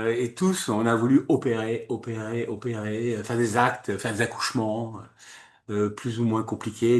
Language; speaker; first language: French; native; French